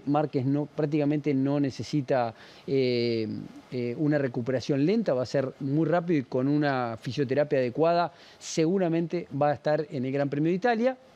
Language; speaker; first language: Spanish; native; Spanish